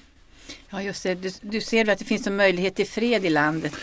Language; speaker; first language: Swedish; native; Swedish